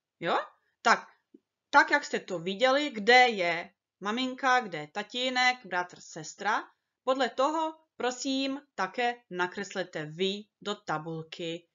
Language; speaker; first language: Czech; early bilingual, heritage; Czech